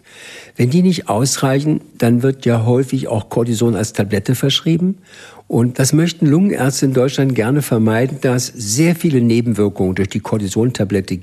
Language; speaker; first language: German; native; German